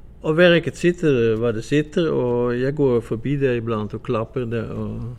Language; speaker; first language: Swedish; non-native, fluent; Dutch